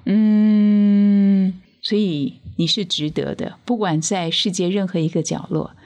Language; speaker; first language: Chinese; native; Chinese